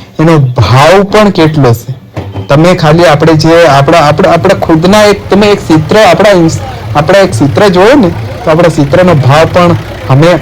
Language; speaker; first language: Gujarati; non-native, local second language; Bhili